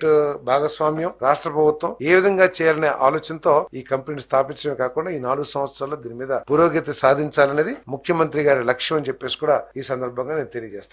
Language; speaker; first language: Telugu; native; Telugu